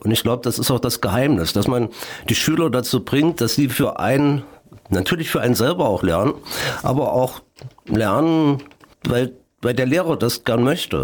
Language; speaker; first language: German; native; German